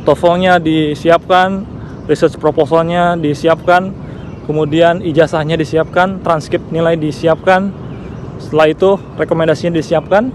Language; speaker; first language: Indonesian; non-native, local second language; Sundanese